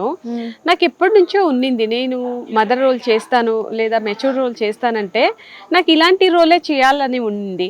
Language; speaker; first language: Telugu; non-native, fluent; Tamil